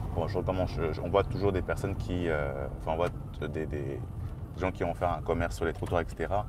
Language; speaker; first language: French; native; French